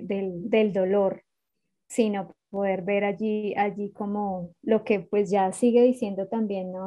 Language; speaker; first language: Spanish; native; Spanish